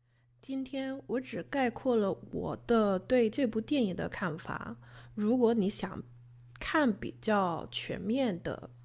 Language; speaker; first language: Chinese; non-native, fluent; English